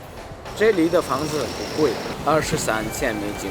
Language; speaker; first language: Chinese; non-native, fluent; Turkmen